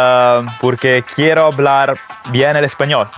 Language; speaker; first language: Spanish; non-native, learner; Italian